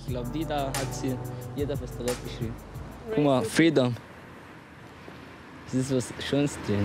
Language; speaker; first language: German; non-native, learner; Somali